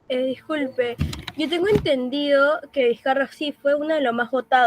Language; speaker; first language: Spanish; native; Spanish